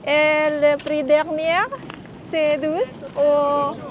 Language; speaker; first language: French; non-native, learner; Indonesian